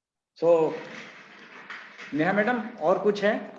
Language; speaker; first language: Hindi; non-native, local second language; Punjabi